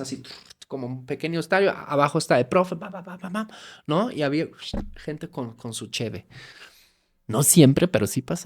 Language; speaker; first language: Spanish; non-native, fluent; German